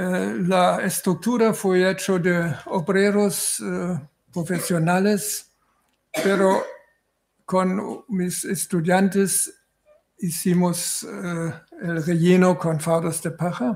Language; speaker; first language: Spanish; non-native, fluent; German